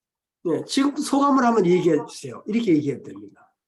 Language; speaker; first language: Korean; native; Korean